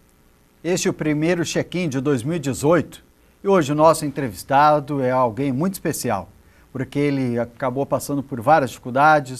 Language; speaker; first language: Portuguese; native; Portuguese